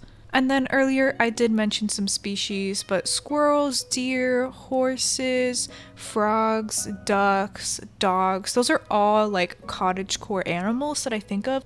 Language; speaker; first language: English; native; English